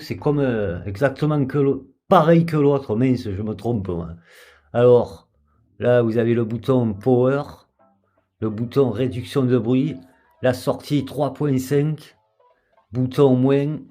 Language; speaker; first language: French; native; French